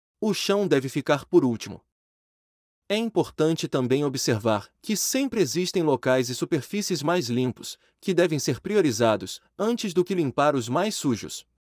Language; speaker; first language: Portuguese; native; Portuguese